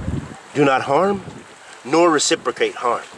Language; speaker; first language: English; native; English